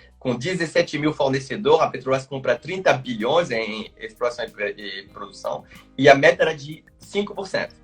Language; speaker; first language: Portuguese; non-native, fluent; French